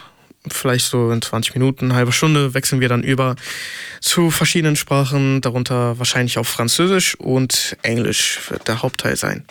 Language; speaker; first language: German; native; German